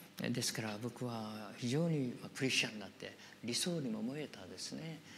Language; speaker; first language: Japanese; native; Japanese